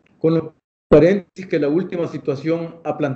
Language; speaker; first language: Spanish; native; Spanish